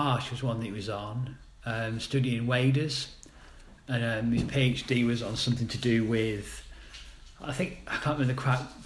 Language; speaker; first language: English; native; English